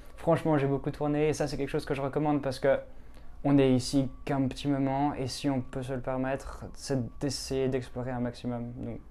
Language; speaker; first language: French; native; French